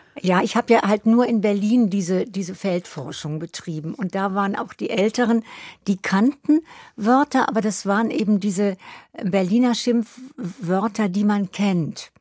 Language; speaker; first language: German; native; German